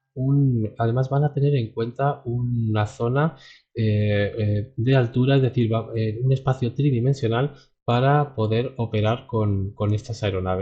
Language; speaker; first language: Spanish; native; Spanish